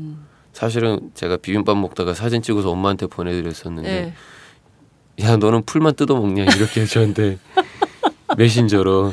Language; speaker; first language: Korean; non-native, fluent; Turkish